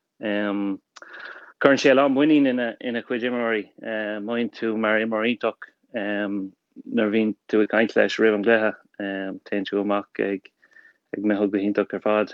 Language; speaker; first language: Irish; non-native, local second language; English